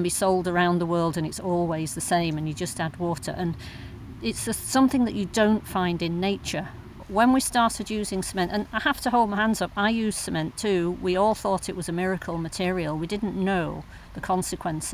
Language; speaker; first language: English; native; English